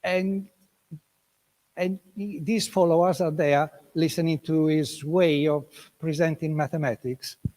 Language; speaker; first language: English; non-native, fluent; Italian